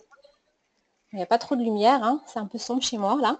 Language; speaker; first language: French; native; French